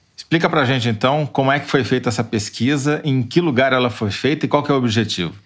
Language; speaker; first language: Portuguese; native; Portuguese